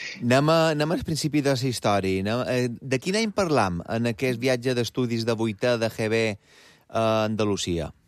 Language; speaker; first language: Catalan; native; Catalan